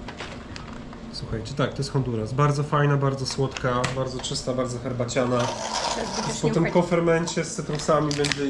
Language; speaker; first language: Polish; native; Polish